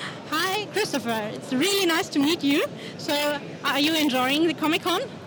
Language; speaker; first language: English; non-native, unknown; German